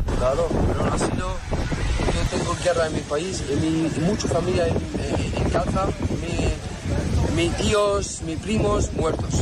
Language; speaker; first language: Spanish; non-native, learner; Arabic